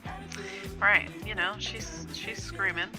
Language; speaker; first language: English; native; English